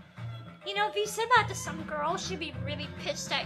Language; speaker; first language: English; native; English